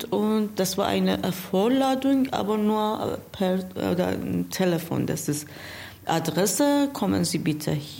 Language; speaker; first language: German; non-native, learner; Persian